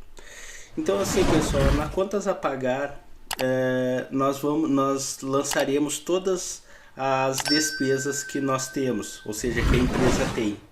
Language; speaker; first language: Portuguese; native; Portuguese